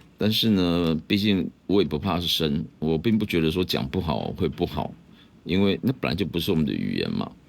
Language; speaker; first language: Chinese; native; Chinese